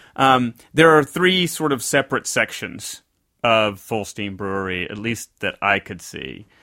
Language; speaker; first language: English; native; English